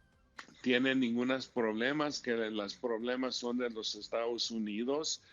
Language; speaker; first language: Spanish; early bilingual, heritage; Spanish